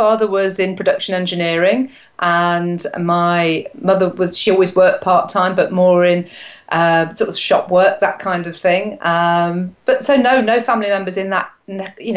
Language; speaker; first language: English; native; English